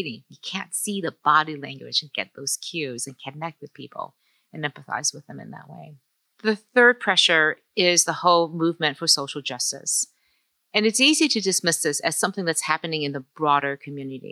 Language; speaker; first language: English; early bilingual, other home language; Chinese